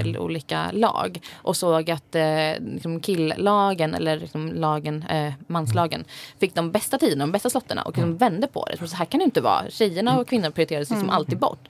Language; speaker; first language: Swedish; native; Swedish